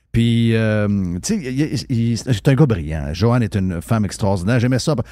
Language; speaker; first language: French; native; French